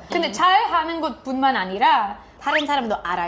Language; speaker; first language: Korean; non-native, fluent; English